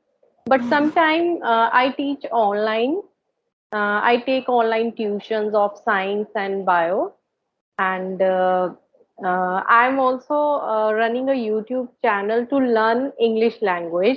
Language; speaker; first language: English; non-native, learner; Hindi